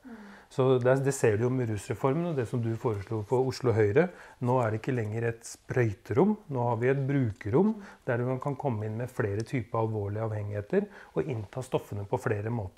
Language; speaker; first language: Norwegian; native; Norwegian